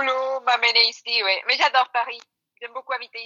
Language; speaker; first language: French; non-native, fluent; Spanish